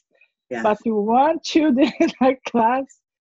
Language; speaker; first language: English; non-native, learner; Portuguese